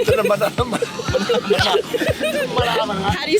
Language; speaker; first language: English; native; English